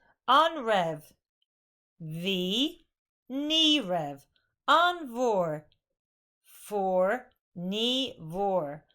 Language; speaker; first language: Irish; non-native, local second language; English